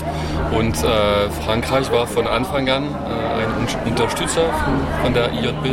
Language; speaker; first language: German; non-native, fluent; French